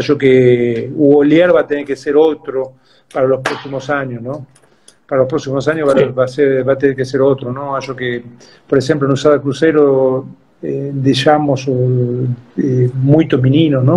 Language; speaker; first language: Portuguese; non-native, fluent; Spanish